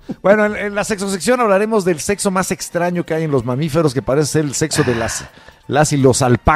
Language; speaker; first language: Spanish; native; Spanish